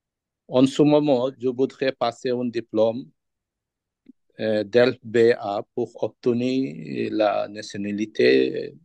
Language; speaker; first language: French; non-native, learner; Bangla